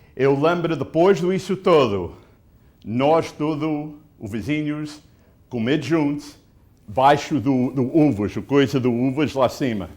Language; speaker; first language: Portuguese; early bilingual, heritage; Portuguese